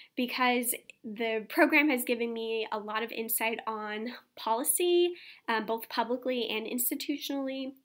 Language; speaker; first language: English; native; English